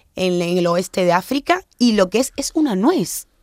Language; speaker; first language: Spanish; native; Spanish